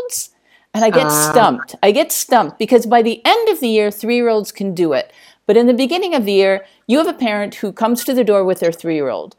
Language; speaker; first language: English; native; English